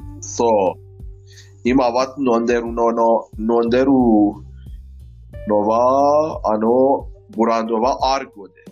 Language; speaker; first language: Japanese; non-native, learner; Persian